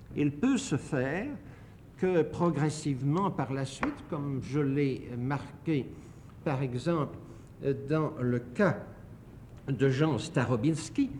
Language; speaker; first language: French; native; French